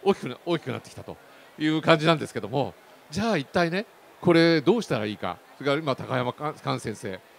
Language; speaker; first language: Japanese; native; Japanese